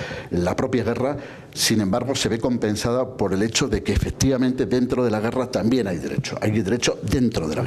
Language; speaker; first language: Spanish; native; Spanish